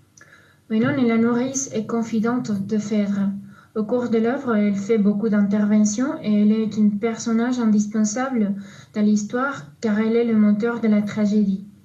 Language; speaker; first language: French; non-native, fluent; Spanish